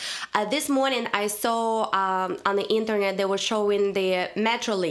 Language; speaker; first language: English; non-native, fluent; Russian